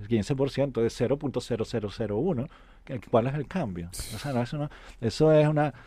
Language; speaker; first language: Spanish; native; Spanish